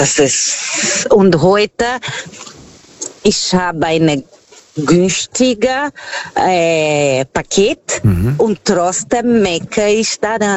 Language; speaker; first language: German; non-native, learner; Portuguese